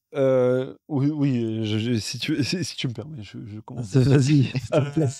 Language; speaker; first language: French; non-native, fluent; Russian